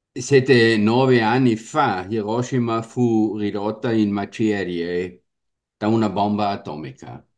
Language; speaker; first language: Italian; non-native, learner; German